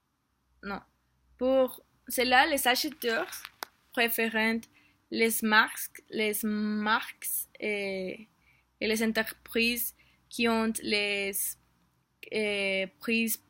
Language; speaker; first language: French; non-native, learner; Spanish